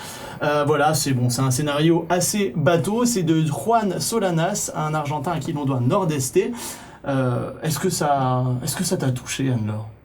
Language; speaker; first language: French; native; French